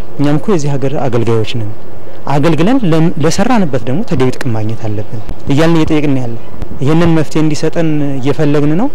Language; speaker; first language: Amharic; native; Amharic